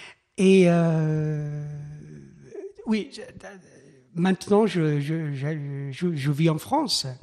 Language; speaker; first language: French; non-native, fluent; Persian